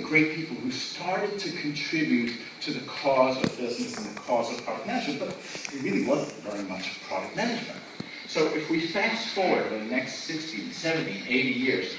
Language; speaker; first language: English; native; English